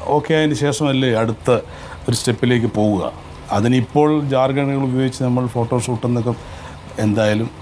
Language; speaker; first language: Malayalam; native; Malayalam